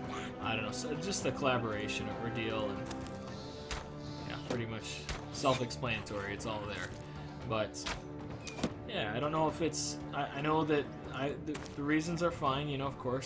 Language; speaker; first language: English; native; English